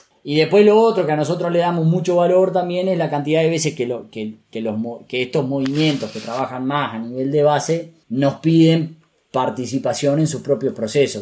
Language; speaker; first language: Spanish; native; Spanish